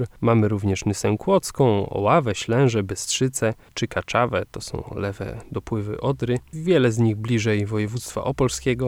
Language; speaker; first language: Polish; native; Polish